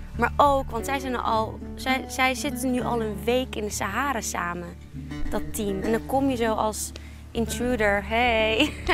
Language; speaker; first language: Dutch; early bilingual, other home language; Arabic